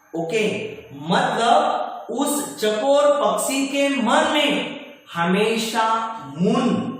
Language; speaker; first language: Hindi; non-native, local second language; Marathi